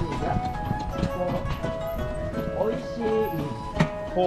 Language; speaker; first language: English; non-native, learner; Japanese